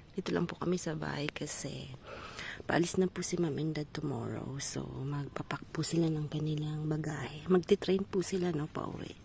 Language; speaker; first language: Filipino; native; Filipino